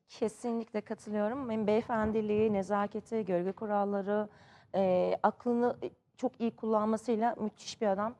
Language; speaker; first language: Turkish; native; Turkish